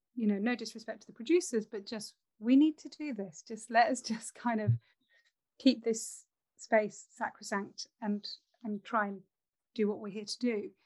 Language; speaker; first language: English; native; English